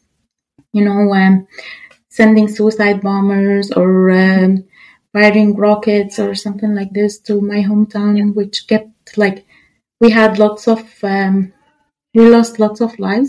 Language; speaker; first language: English; non-native, fluent; Arabic